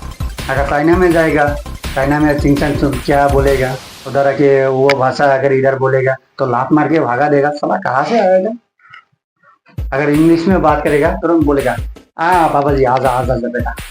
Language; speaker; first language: Hindi; non-native, local second language; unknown